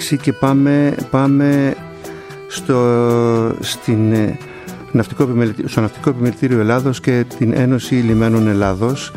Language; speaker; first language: Greek; native; Greek